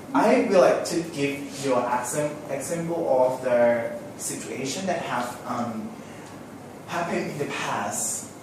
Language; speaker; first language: English; non-native, learner; Thai